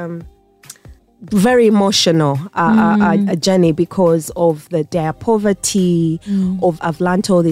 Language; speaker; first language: English; non-native, local second language; Ganda